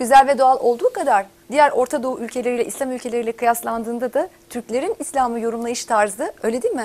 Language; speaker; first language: Turkish; native; Turkish